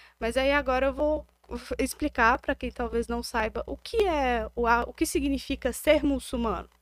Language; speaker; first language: Portuguese; native; Portuguese